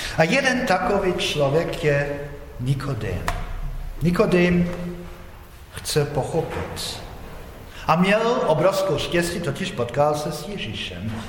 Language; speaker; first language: Czech; non-native, fluent; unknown